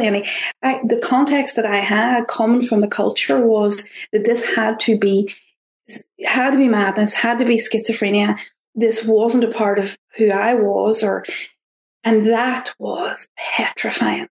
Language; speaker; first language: English; native; English